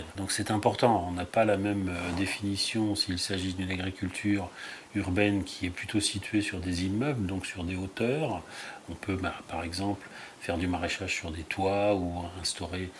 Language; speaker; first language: French; native; French